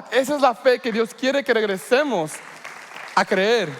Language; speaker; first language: Spanish; early bilingual, heritage; Spanish